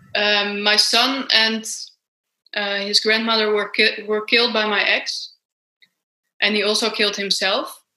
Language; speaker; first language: English; non-native, fluent; Dutch